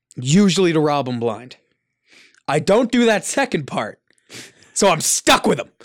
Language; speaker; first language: English; early bilingual, other home language; Italian